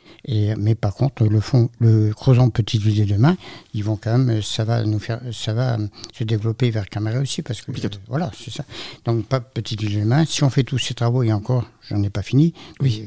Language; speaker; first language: French; native; French